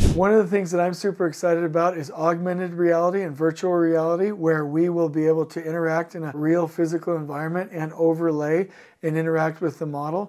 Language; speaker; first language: English; native; English